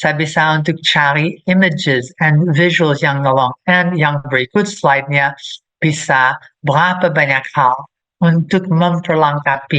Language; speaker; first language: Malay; non-native, fluent; English